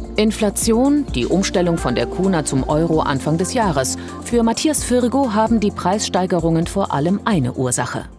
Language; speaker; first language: German; native; German